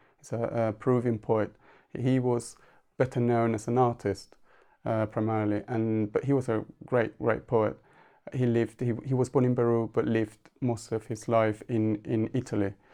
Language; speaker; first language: English; non-native, fluent; Spanish